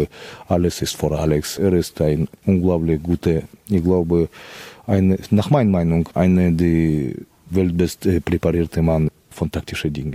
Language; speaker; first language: German; non-native, fluent; Russian